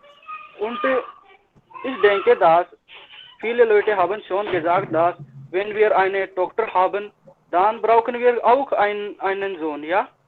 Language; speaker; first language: German; non-native, learner; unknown